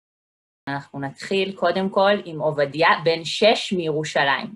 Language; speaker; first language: Hebrew; native; Hebrew